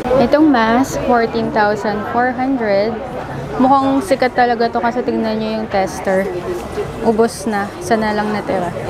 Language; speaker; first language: Filipino; native; Filipino